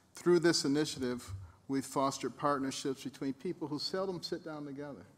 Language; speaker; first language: English; native; English